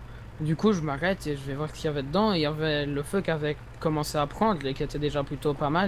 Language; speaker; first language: French; native; French